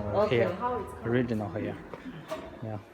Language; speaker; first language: English; non-native, learner; Chinese